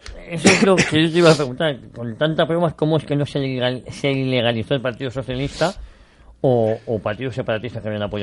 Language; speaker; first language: Spanish; native; Spanish